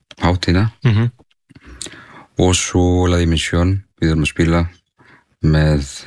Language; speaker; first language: Icelandic; non-native, learner; Spanish